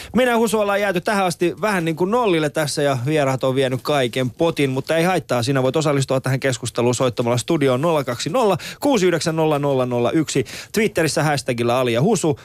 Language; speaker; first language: Finnish; early bilingual, other home language; Persian